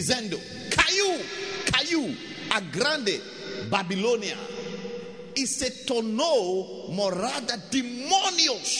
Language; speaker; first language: Portuguese; non-native, learner; English